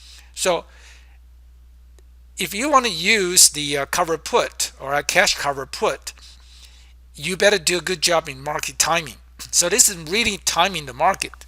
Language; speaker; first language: English; non-native, fluent; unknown